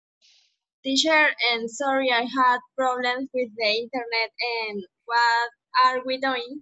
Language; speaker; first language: English; non-native, learner; Spanish